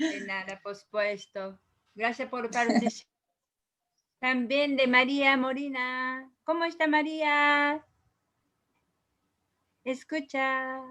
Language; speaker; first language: Spanish; non-native, learner; Japanese